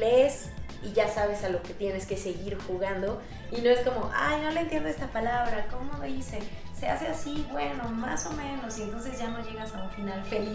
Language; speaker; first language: Spanish; native; Spanish